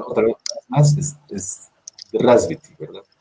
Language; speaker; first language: Spanish; native; Spanish